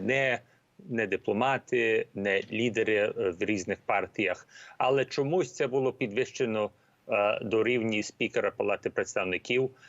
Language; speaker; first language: Ukrainian; early bilingual, heritage; Ukrainian